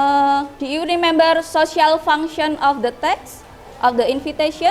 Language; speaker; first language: English; non-native, learner; Indonesian